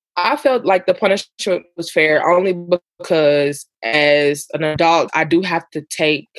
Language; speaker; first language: English; native; English